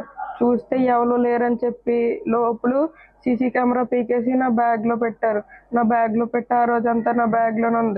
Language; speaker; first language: Telugu; native; Telugu